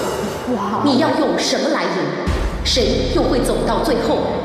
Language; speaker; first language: Chinese; native; Chinese